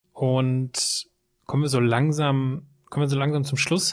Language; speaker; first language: German; native; German